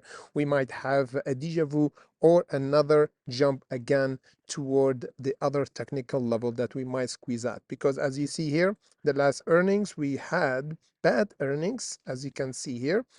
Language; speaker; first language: English; non-native, fluent; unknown